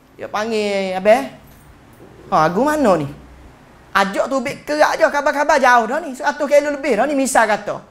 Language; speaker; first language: Malay; native; Malay